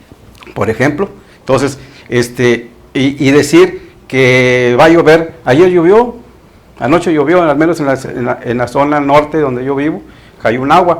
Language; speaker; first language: Spanish; native; Spanish